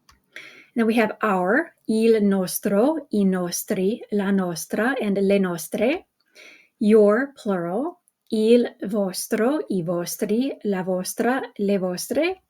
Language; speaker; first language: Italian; non-native, fluent; English